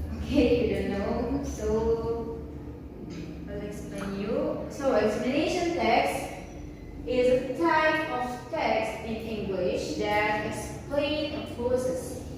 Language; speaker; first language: English; non-native, fluent; Indonesian